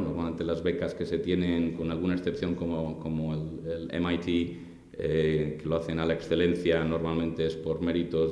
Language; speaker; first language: Spanish; native; Spanish